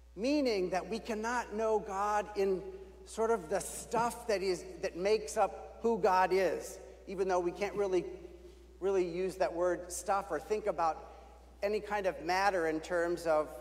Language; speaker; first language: English; native; English